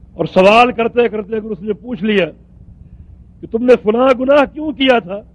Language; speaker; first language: Urdu; native; Urdu